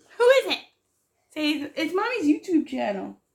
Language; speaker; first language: English; native; English